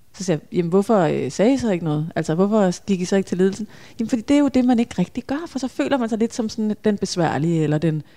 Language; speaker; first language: Danish; native; Danish